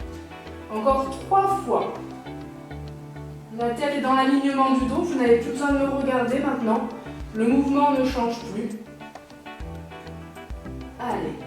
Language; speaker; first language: French; native; French